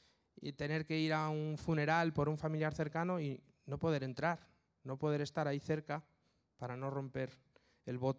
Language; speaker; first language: Spanish; native; Spanish